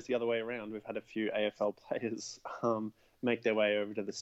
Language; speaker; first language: English; native; English